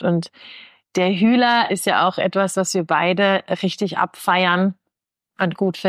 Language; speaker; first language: German; native; German